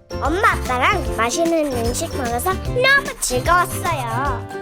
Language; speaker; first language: Korean; early bilingual, heritage; Korean